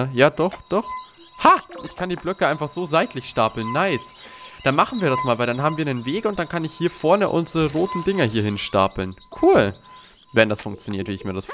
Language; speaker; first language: German; native; German